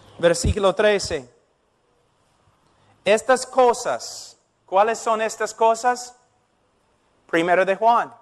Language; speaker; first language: Spanish; non-native, fluent; English